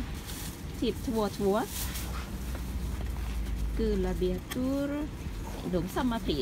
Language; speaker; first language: Swedish; non-native, learner; Thai